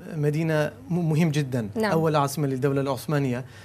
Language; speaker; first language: Arabic; non-native, learner; Turkish